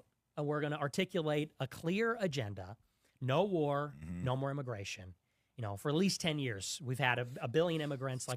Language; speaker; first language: English; native; English